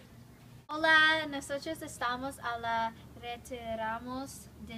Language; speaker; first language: Spanish; non-native, learner; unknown